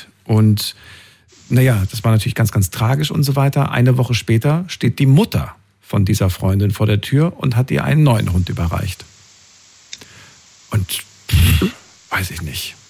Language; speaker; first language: German; native; German